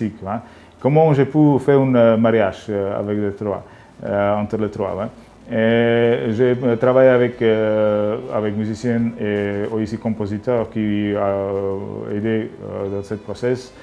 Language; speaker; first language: French; non-native, learner; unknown